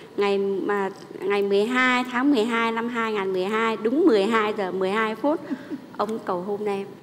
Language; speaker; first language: Vietnamese; early bilingual, heritage; Vietnamese